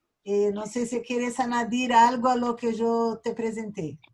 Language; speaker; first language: Spanish; non-native, learner; Portuguese